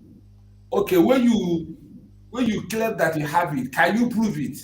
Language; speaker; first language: English; non-native, local second language; Igbo